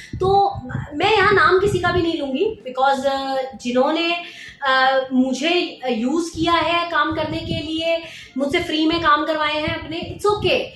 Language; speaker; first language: Hindi; native; Hindi